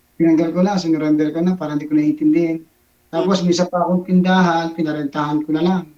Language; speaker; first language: Filipino; native; Filipino